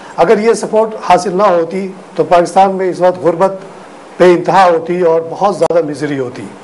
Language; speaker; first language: Urdu; native; Urdu